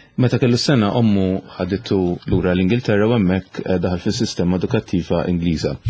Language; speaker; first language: Maltese; native; Maltese